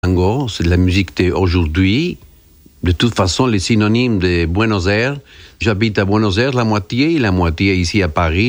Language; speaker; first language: French; non-native, fluent; Spanish